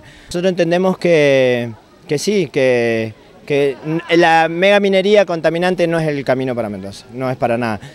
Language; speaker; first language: Spanish; native; Spanish